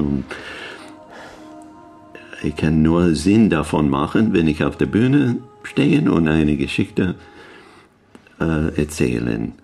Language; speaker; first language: German; non-native, learner; English